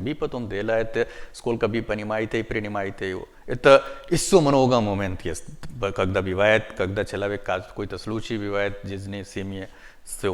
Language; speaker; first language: Russian; non-native, learner; Hindi